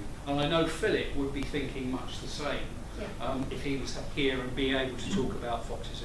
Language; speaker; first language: English; native; English